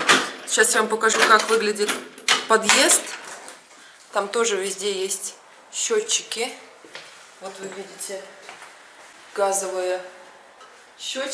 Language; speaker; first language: Russian; native; Russian